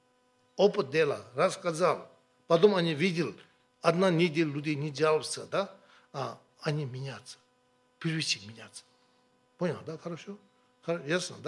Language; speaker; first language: Russian; non-native, learner; Tibetan